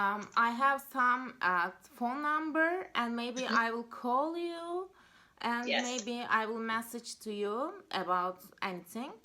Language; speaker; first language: English; non-native, learner; Turkish